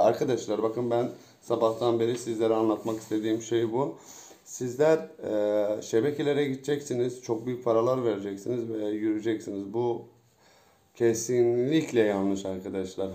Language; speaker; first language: Turkish; native; Turkish